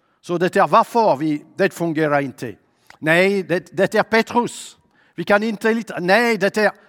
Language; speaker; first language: Swedish; non-native, fluent; French